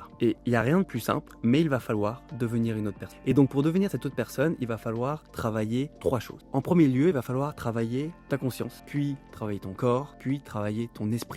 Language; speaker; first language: French; native; French